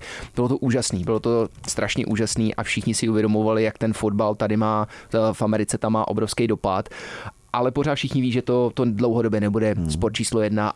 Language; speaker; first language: Czech; early bilingual, heritage; Czech